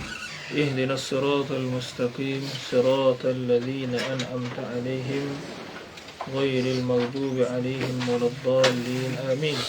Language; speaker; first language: Arabic; non-native, fluent; Malay